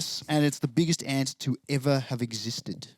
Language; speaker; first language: English; native; English